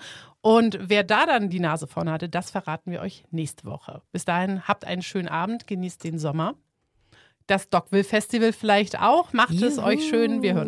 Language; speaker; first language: German; native; German